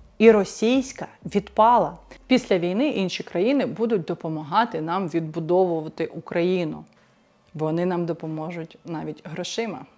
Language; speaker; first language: Ukrainian; non-native, local second language; Russian